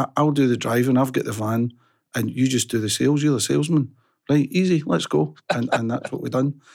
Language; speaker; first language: English; native; English